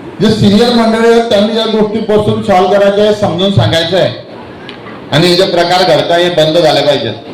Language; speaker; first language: Marathi; non-native, local second language; Haryanvi